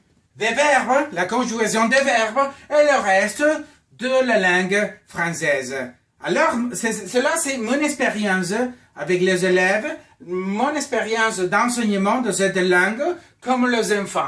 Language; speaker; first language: French; non-native, fluent; Spanish